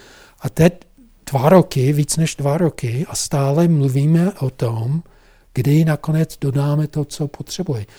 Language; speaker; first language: Czech; non-native, fluent; English